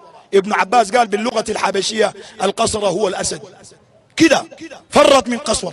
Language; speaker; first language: Arabic; native; Arabic